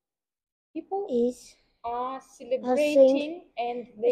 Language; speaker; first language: English; non-native, fluent; Vietnamese